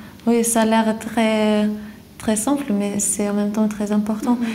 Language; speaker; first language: French; non-native, fluent; Lithuanian